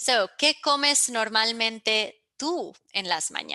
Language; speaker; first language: Spanish; early bilingual, heritage; English